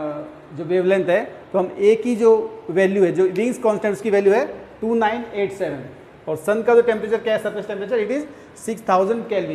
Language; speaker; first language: Hindi; native; Hindi